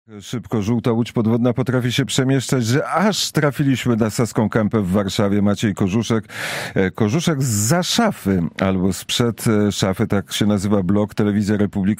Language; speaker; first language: Polish; native; Polish